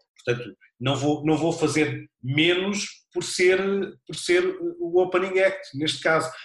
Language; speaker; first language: Portuguese; native; Portuguese